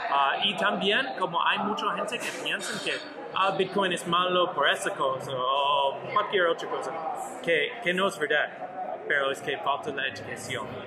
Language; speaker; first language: Spanish; non-native, learner; English